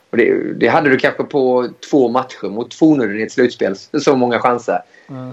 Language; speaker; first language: Swedish; native; Swedish